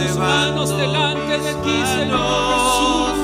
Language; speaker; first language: Spanish; native; Spanish